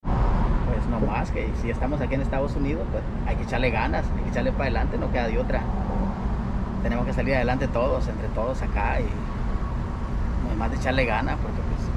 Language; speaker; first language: Spanish; native; Spanish